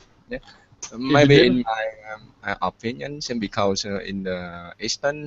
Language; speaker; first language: English; non-native, learner; Vietnamese